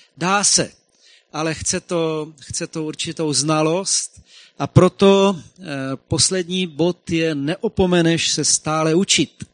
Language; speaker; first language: Czech; native; Czech